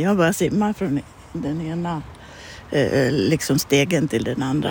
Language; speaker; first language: Swedish; native; Swedish